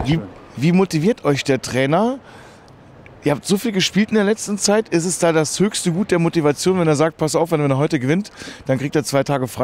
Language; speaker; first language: German; native; German